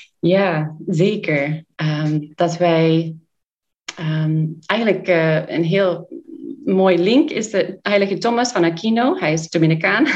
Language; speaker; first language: Dutch; non-native, fluent; English